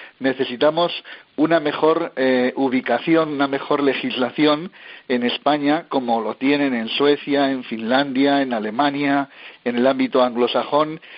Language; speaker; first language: Spanish; native; Spanish